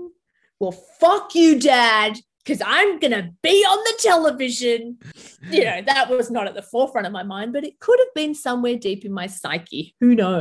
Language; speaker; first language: English; early bilingual, other home language; Arabic